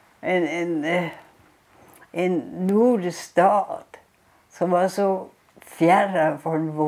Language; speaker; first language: Swedish; non-native, fluent; German